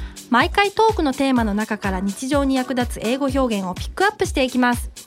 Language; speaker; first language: Japanese; native; Japanese